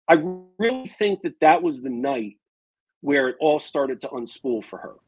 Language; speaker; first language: English; native; English